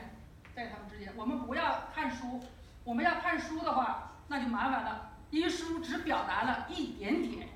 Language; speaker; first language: Chinese; native; Chinese